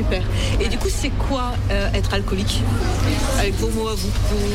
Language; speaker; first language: French; native; French